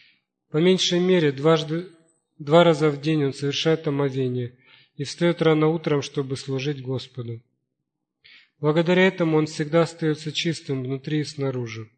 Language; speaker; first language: Russian; native; Russian